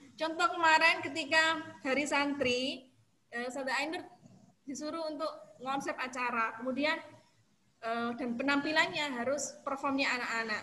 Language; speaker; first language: Indonesian; native; Indonesian